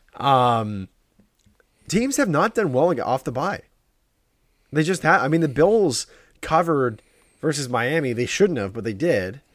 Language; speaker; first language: English; native; English